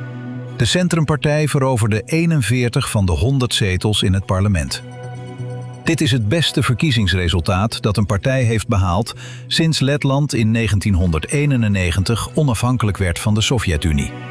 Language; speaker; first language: Dutch; native; Dutch